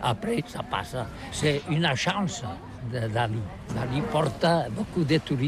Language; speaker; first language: French; non-native, learner; Catalan